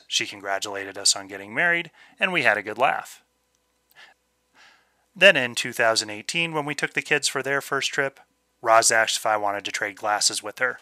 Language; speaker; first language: English; native; English